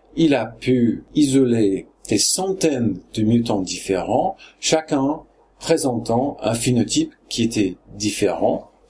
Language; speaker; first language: French; non-native, fluent; English